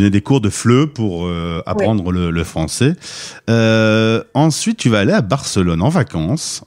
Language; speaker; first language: French; native; French